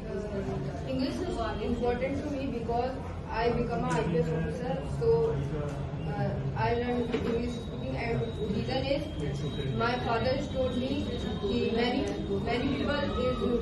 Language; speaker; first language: English; non-native, learner; Hindi